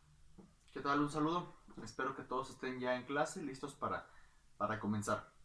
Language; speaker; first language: Spanish; native; Spanish